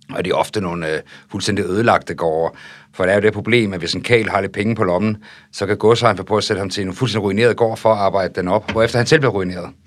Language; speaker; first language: Danish; native; Danish